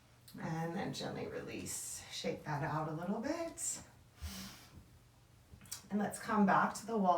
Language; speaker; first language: English; native; English